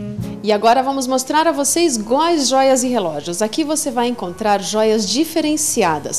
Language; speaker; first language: Portuguese; native; Portuguese